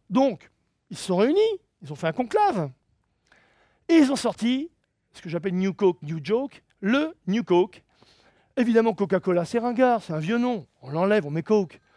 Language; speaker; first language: French; native; French